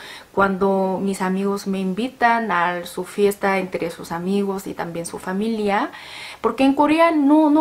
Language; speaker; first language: Spanish; non-native, learner; Korean